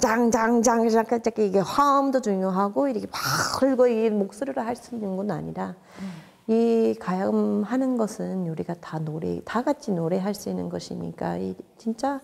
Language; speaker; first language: Korean; non-native, fluent; English